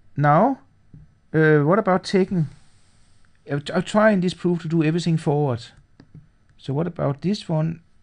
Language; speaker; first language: English; non-native, fluent; Danish